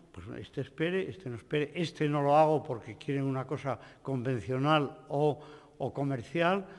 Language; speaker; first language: Spanish; native; Spanish